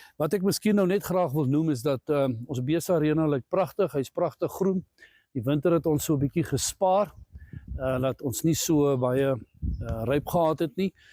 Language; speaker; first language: Afrikaans; native; Afrikaans